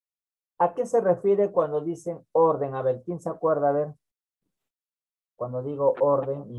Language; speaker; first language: Spanish; native; Spanish